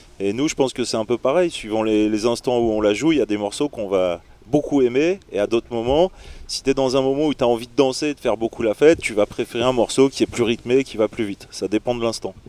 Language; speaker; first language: French; native; French